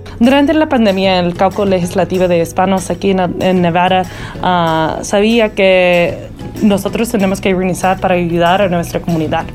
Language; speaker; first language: Spanish; early bilingual, heritage; Spanish